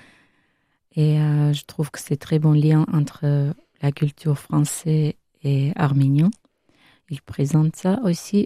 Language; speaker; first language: French; non-native, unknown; Armenian